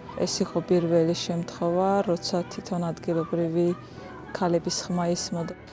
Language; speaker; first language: Georgian; non-native, local second language; Azerbaijani